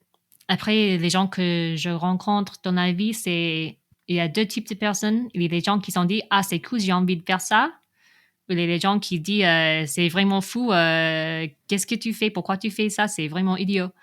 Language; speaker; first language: French; non-native, fluent; English